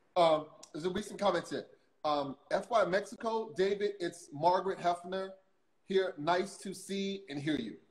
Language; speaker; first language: English; native; English